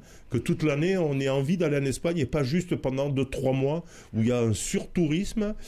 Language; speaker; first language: French; native; French